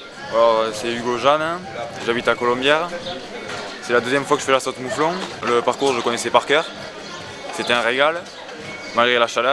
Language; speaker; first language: French; native; French